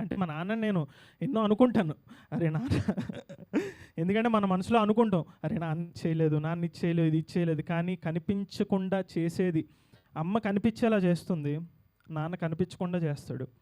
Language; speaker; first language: Telugu; native; Telugu